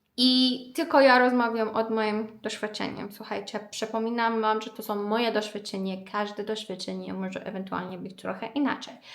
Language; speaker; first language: Polish; non-native, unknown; Persian